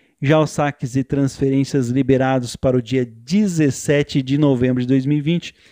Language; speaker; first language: Portuguese; native; Portuguese